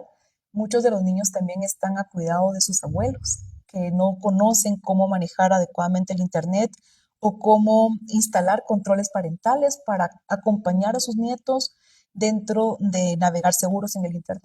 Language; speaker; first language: Spanish; native; Spanish